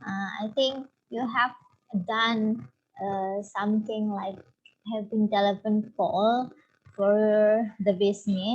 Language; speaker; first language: English; non-native, fluent; Indonesian